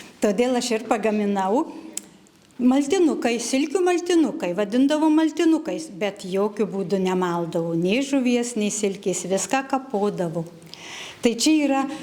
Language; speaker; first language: Lithuanian; native; Lithuanian